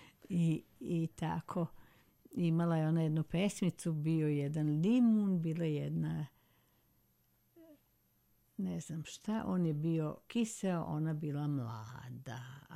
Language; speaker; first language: Serbian; native; Serbian